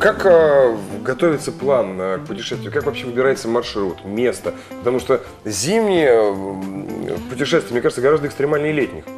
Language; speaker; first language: Russian; native; Russian